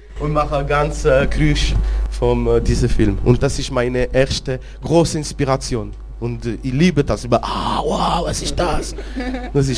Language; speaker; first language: German; non-native, local second language; French